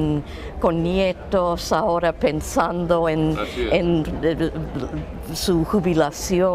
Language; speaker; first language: Spanish; non-native, fluent; English